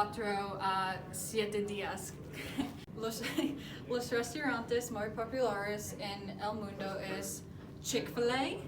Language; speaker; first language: Spanish; non-native, learner; English